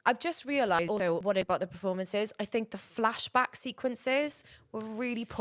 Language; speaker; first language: English; native; English